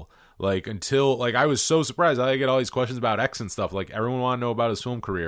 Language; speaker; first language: English; native; English